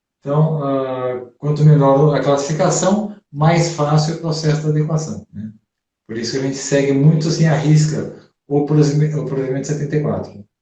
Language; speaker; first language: Portuguese; native; Portuguese